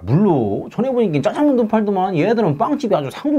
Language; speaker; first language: Korean; native; Korean